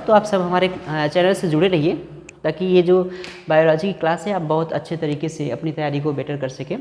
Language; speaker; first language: Hindi; native; Hindi